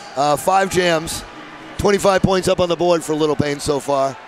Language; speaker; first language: English; native; English